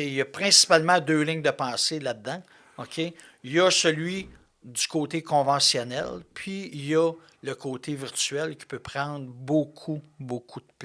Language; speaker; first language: French; native; French